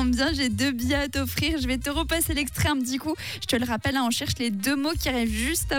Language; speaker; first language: French; native; French